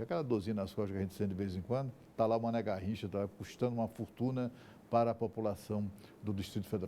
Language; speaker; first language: Portuguese; native; Portuguese